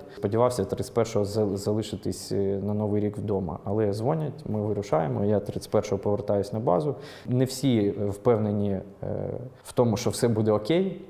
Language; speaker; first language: Ukrainian; non-native, local second language; Russian